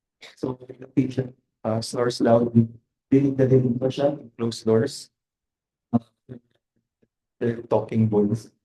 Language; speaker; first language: English; non-native, local second language; Filipino